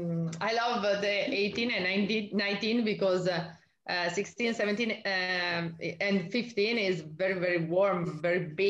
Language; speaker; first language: English; non-native, learner; Italian